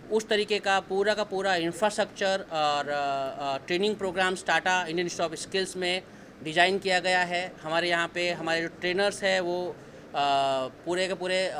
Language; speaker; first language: Hindi; native; Hindi